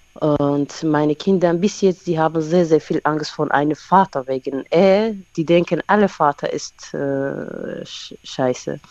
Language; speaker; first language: German; non-native, learner; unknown